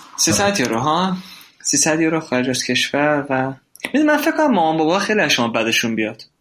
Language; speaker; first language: Persian; native; Persian